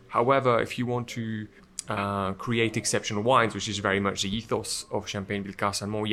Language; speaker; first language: English; non-native, fluent; French